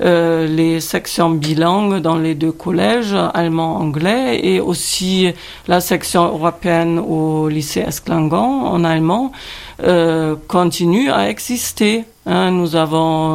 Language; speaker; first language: French; non-native, fluent; German